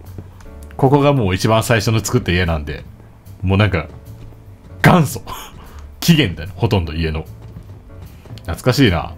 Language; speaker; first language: Japanese; native; Japanese